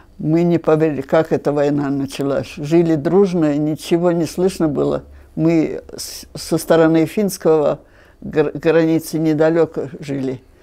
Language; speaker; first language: Russian; non-native, local second language; Finnish